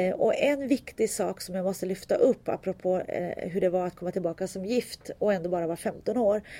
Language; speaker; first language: Swedish; early bilingual, other home language; Turkish